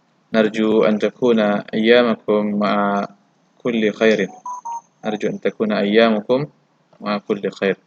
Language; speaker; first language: Arabic; non-native, fluent; Indonesian